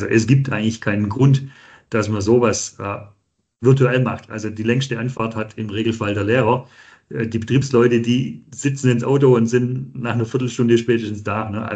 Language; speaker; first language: German; native; German